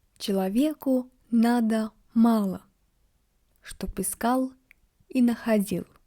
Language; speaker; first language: Russian; native; Russian